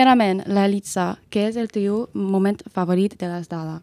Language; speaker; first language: Catalan; non-native, learner; English